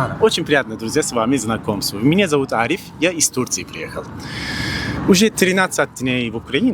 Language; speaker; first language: Russian; non-native, learner; Turkish